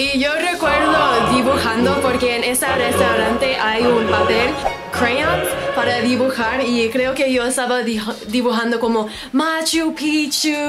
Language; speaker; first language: Spanish; non-native, learner; English